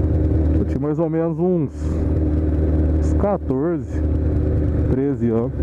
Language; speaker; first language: Portuguese; native; Portuguese